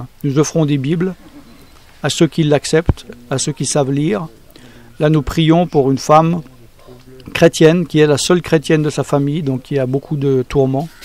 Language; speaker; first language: French; native; French